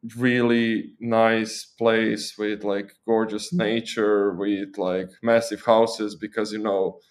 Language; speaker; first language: English; non-native, fluent; Croatian